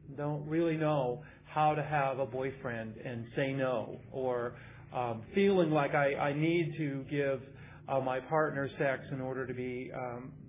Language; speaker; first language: English; native; English